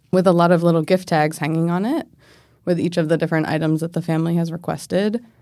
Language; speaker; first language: English; native; English